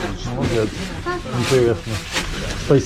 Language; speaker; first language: Russian; non-native, learner; English